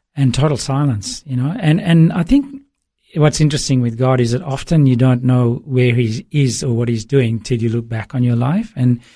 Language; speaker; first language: English; early bilingual, other home language; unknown